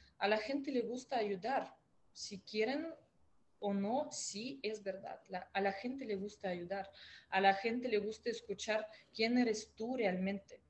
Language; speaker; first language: Spanish; non-native, fluent; Russian